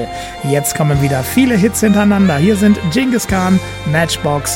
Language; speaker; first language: German; native; German